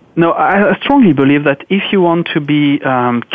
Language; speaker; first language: English; non-native, fluent; French